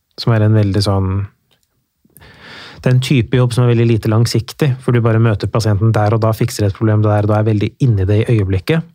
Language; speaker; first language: Norwegian; early bilingual, other home language; Persian